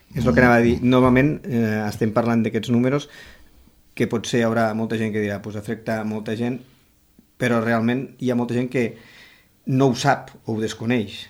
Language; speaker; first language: Catalan; native; Catalan